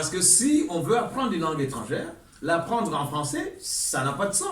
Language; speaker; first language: French; native; French